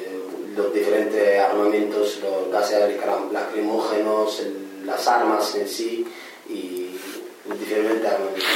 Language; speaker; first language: Spanish; non-native, fluent; Arabic